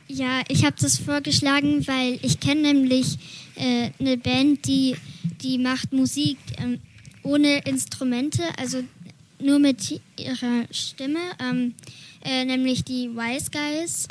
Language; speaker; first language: German; native; German